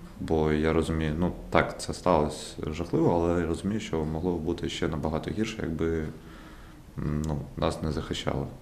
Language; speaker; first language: Ukrainian; non-native, local second language; Russian